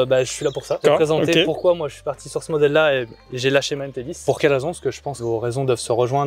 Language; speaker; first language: French; native; French